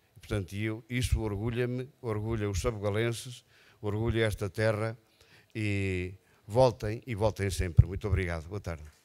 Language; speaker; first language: Portuguese; native; Portuguese